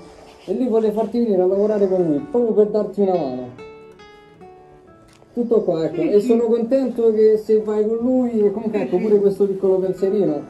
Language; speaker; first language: Italian; native; Italian